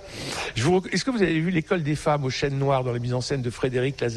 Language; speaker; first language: French; native; French